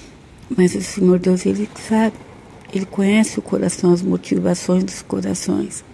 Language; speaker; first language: Portuguese; native; Portuguese